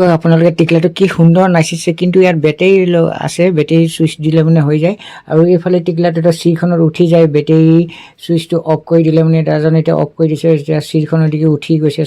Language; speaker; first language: Assamese; native; Assamese